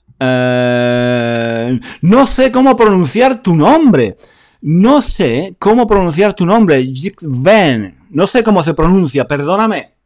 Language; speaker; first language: Spanish; native; Spanish